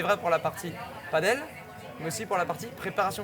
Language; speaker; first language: French; native; French